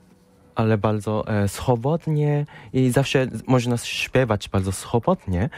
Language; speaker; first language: Polish; non-native, fluent; Japanese